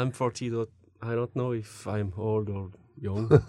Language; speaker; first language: English; non-native, learner; French